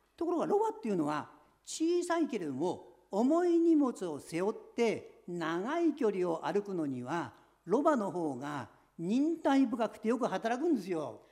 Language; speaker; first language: Japanese; native; Japanese